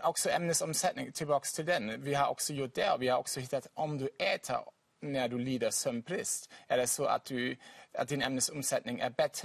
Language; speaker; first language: Swedish; non-native, fluent; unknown